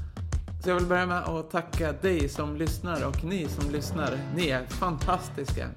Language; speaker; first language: Swedish; native; Swedish